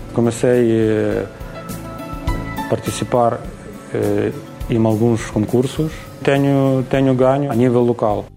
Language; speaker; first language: Portuguese; non-native, learner; Ukrainian